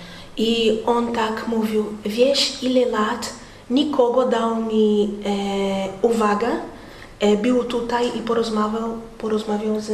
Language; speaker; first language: Polish; non-native, learner; Portuguese